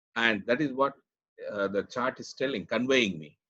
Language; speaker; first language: English; non-native, local second language; Tamil